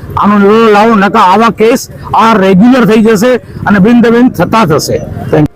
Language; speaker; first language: Gujarati; non-native, local second language; Sindhi